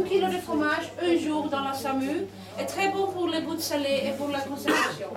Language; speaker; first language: French; non-native, learner; Dutch